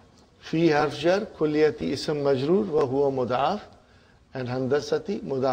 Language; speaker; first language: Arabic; non-native, fluent; Urdu